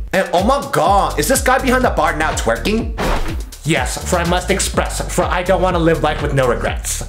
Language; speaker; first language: English; native; English